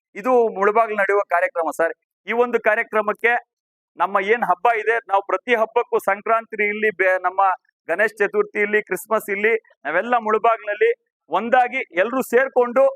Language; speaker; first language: Kannada; non-native, local second language; Urdu